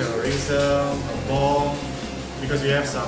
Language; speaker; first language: English; non-native, learner; Indonesian